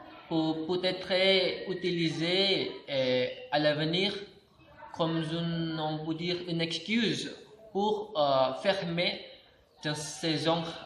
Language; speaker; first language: French; non-native, learner; Indonesian